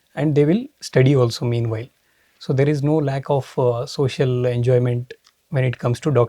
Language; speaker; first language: English; non-native, local second language; Kannada